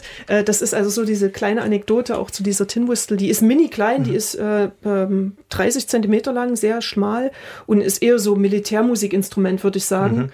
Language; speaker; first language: German; native; German